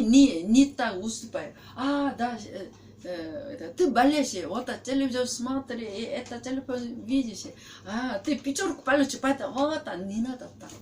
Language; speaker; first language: Russian; non-native, learner; Korean